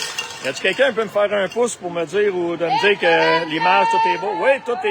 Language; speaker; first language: French; native; French